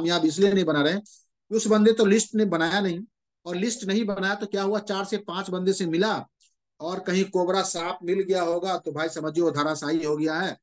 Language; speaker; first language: Hindi; native; Hindi